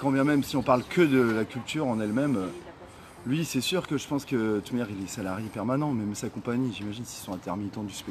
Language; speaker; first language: French; native; French